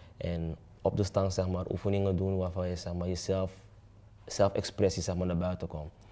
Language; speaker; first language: Dutch; early bilingual, other home language; Papiamento